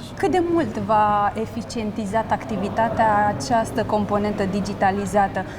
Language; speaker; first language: Romanian; native; Romanian